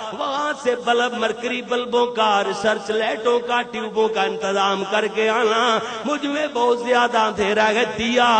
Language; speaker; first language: Urdu; non-native, local second language; Punjabi